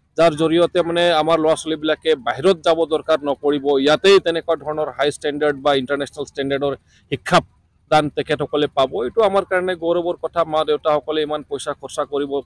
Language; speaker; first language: Assamese; non-native, local second language; Bodo